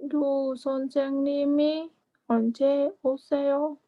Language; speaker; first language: Korean; non-native, learner; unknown